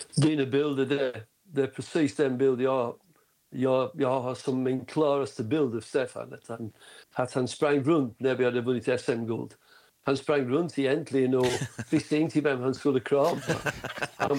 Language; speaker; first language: Swedish; non-native, fluent; English